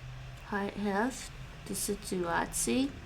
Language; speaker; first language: Dutch; non-native, learner; English